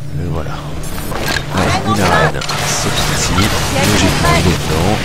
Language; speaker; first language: French; native; French